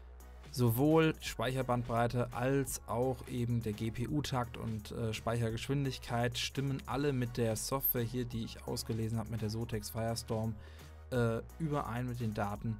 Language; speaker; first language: German; native; German